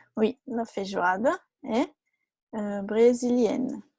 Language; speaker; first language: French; non-native, fluent; Portuguese